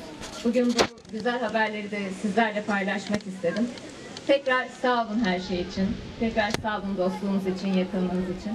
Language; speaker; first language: Turkish; native; Turkish